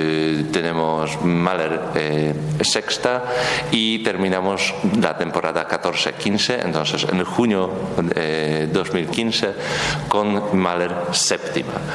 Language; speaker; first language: Spanish; non-native, learner; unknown